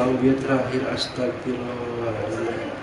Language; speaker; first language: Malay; non-native, local second language; Sundanese